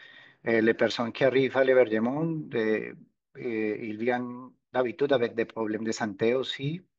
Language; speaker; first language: French; non-native, fluent; Spanish